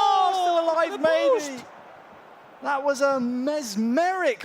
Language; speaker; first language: English; native; English